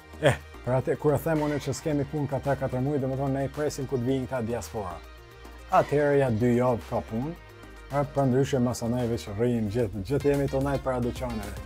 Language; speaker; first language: Albanian; native; Albanian